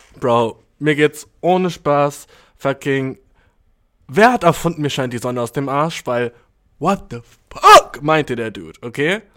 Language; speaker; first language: German; early bilingual, other home language; Albanian